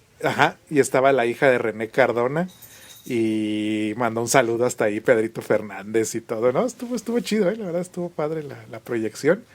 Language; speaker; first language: Spanish; native; Spanish